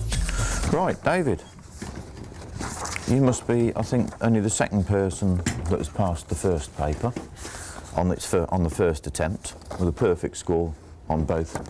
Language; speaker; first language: English; native; English